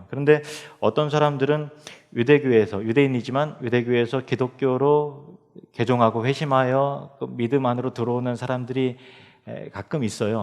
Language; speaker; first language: Korean; native; Korean